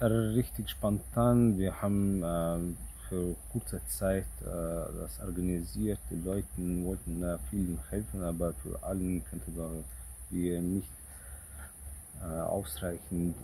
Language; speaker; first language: German; non-native, learner; Chechen